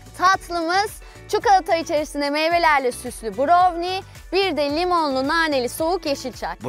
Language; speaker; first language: Turkish; native; Turkish